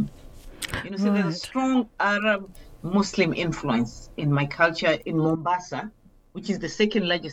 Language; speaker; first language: English; non-native, local second language; Swahili